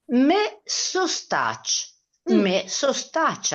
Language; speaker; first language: Italian; native; Italian